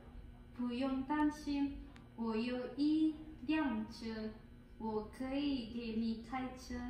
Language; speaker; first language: Chinese; non-native, learner; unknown